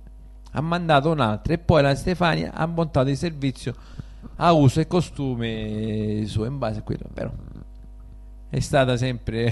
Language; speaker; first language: Italian; native; Italian